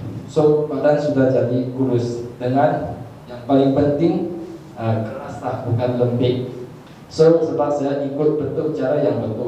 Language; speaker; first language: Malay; non-native, local second language; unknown